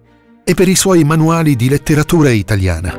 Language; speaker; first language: Italian; native; Italian